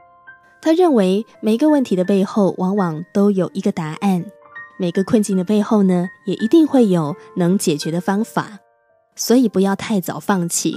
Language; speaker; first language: Chinese; native; Chinese